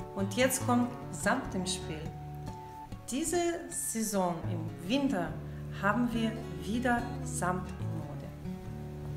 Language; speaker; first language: German; non-native, fluent; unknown